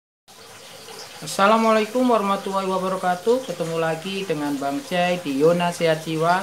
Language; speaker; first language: Indonesian; native; Indonesian